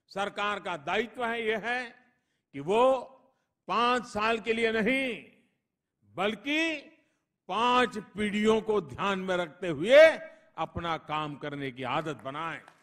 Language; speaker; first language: Hindi; non-native, local second language; Gujarati